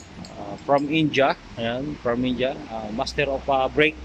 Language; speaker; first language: English; non-native, learner; Filipino